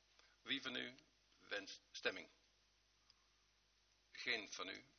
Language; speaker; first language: Dutch; native; Dutch